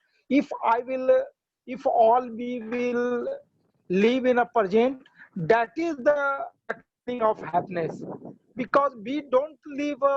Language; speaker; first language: English; non-native, learner; Hindi